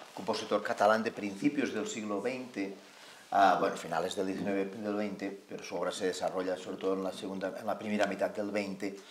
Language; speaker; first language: Spanish; non-native, local second language; Catalan